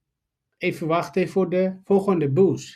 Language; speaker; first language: Dutch; non-native, fluent; Tigrinya